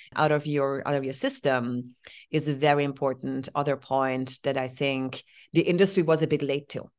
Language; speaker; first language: English; non-native, fluent; German